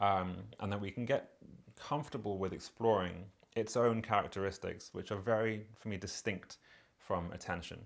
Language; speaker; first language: English; native; English